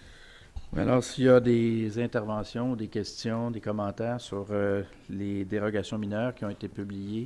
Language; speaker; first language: French; native; French